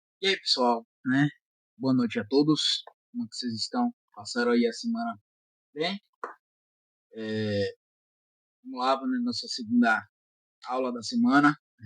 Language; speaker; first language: Portuguese; native; Portuguese